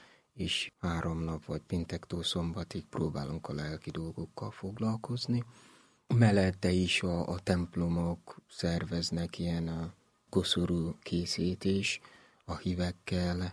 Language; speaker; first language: Hungarian; non-native, learner; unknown